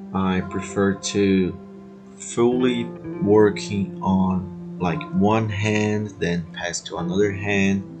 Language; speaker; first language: English; non-native, fluent; Portuguese